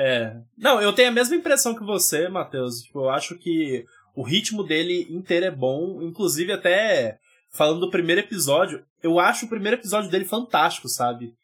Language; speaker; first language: Portuguese; native; Portuguese